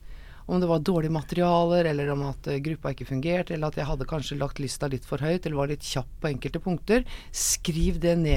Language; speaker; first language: Norwegian; native; Norwegian